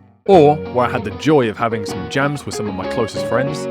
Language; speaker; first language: English; native; English